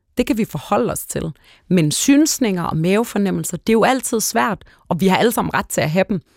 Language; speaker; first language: Danish; early bilingual, other home language; Arabic